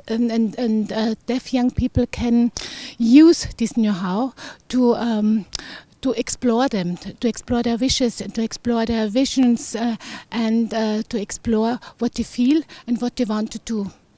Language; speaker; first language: English; non-native, fluent; German